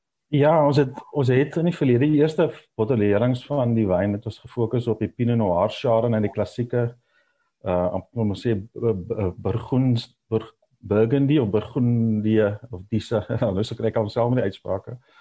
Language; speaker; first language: Afrikaans; native; Afrikaans